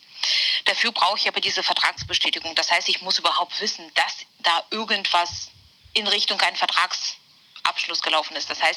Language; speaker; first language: German; native; German